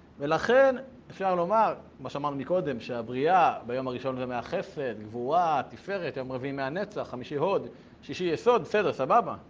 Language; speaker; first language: Hebrew; native; Hebrew